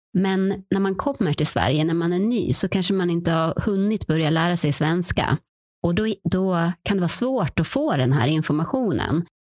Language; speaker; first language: Swedish; native; Swedish